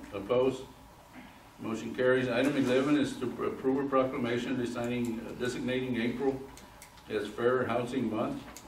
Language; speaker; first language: English; early bilingual, other home language; Spanish